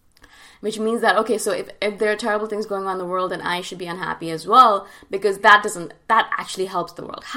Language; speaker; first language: English; native; English